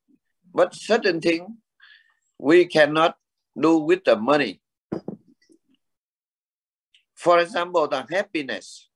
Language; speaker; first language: English; non-native, learner; Vietnamese